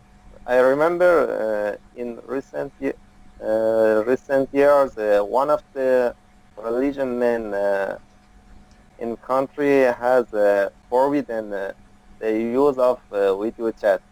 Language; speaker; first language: English; non-native, learner; Persian